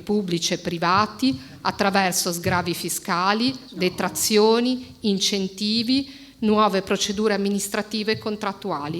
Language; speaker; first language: Italian; native; Italian